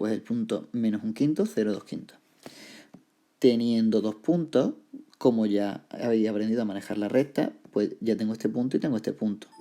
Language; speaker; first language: Spanish; native; Spanish